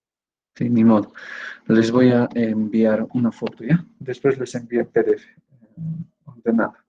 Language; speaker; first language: Spanish; native; Spanish